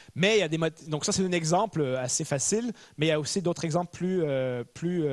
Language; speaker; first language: French; native; French